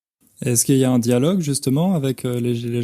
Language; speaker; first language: French; native; French